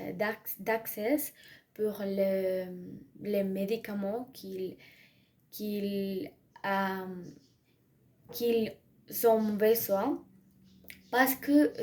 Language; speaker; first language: French; non-native, learner; Spanish